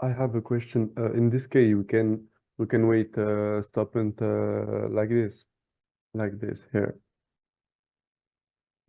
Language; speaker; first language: English; non-native, learner; French